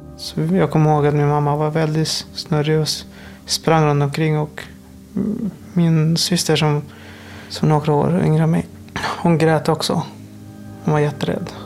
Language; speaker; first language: Swedish; non-native, fluent; Persian